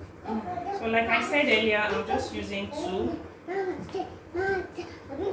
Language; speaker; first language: English; non-native, local second language; Yoruba